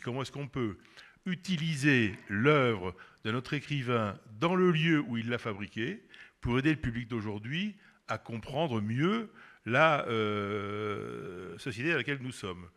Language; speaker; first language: French; native; French